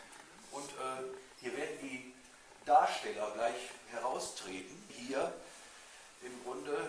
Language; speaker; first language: German; native; German